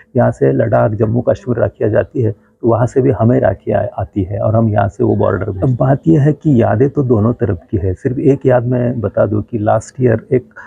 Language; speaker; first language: Hindi; non-native, local second language; Gujarati